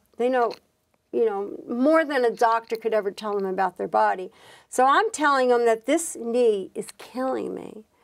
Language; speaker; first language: English; native; English